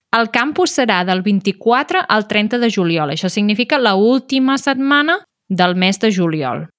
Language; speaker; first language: Catalan; native; Catalan